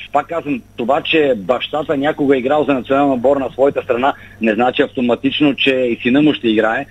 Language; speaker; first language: Bulgarian; native; Bulgarian